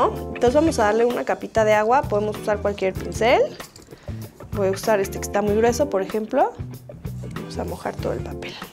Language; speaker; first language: Spanish; native; Spanish